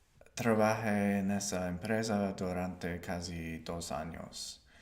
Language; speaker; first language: Spanish; non-native, learner; English